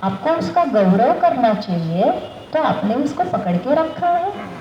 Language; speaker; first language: Hindi; non-native, local second language; Marathi